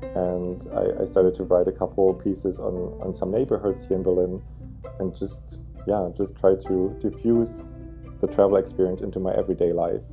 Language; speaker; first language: English; non-native, fluent; German